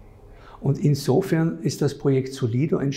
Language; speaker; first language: German; native; German